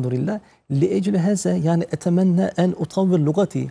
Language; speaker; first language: Arabic; non-native, fluent; Turkish